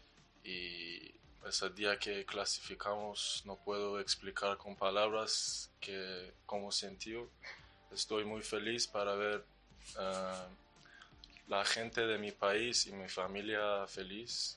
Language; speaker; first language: Spanish; non-native, learner; Persian